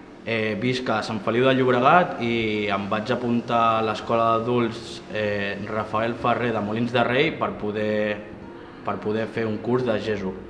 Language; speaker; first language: Catalan; non-native, fluent; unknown